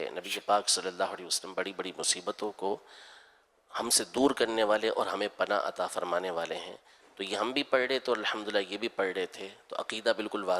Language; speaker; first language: Urdu; native; Urdu